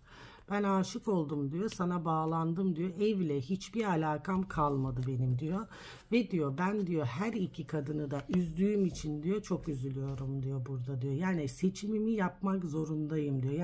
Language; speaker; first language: Turkish; early bilingual, heritage; Turkish